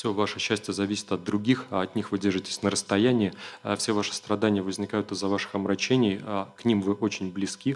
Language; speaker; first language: Russian; native; Russian